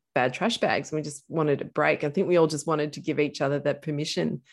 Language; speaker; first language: English; native; English